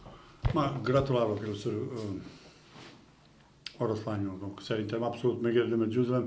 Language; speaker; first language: Hungarian; non-native, learner; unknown